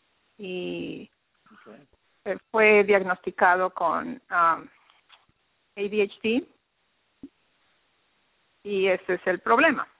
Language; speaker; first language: Spanish; early bilingual, heritage; Spanish